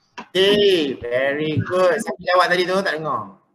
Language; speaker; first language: English; non-native, local second language; Malay